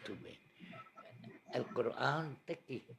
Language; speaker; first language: Portuguese; non-native, learner; Arabic